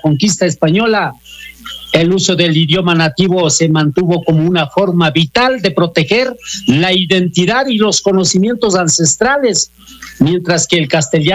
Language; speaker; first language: Spanish; non-native, local second language; Quechua